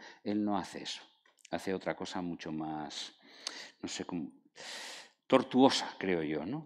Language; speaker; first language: Spanish; native; Spanish